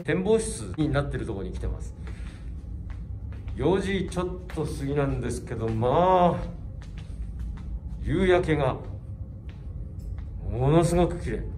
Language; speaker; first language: Japanese; native; Japanese